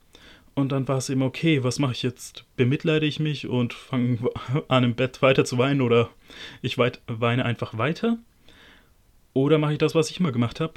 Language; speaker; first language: German; native; German